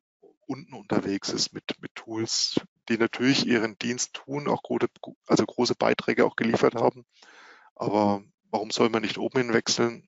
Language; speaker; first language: German; native; German